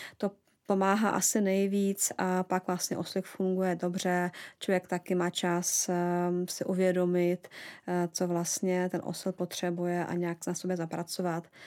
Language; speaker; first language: Czech; non-native, fluent; Russian